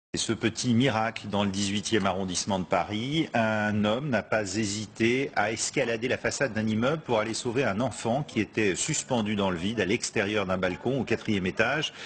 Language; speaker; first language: French; native; French